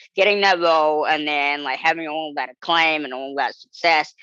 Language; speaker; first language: English; native; English